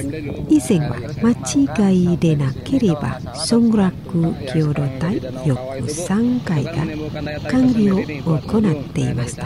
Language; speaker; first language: Japanese; non-native, fluent; Indonesian